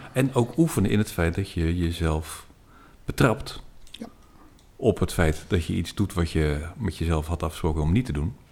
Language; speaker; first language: Dutch; native; Dutch